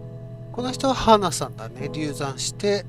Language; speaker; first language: Japanese; native; Japanese